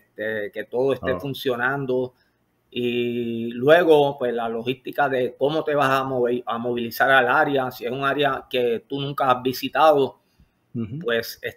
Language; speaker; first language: Spanish; native; Spanish